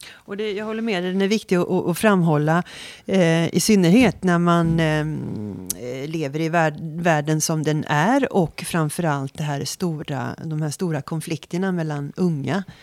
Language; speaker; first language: Swedish; native; Swedish